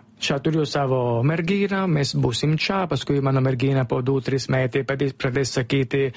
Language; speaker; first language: Lithuanian; non-native, fluent; Italian